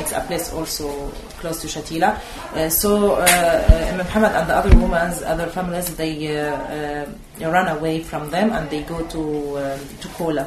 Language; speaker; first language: English; non-native, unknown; Arabic